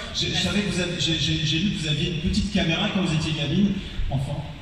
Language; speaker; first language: French; native; French